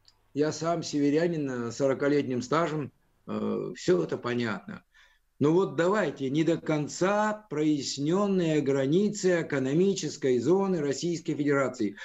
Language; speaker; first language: Russian; native; Russian